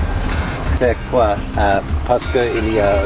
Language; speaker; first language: French; non-native, learner; English